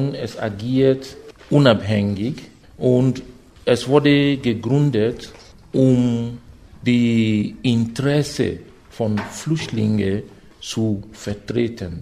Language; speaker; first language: German; non-native, fluent; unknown